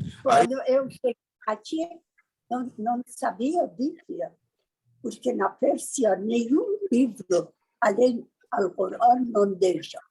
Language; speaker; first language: Portuguese; non-native, learner; Persian